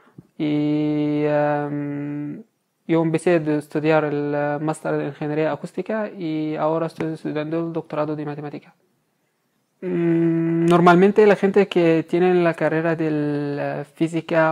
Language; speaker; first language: Spanish; non-native, fluent; Arabic